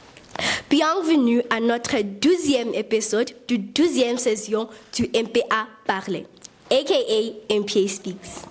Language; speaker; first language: French; non-native, learner; Southern Sotho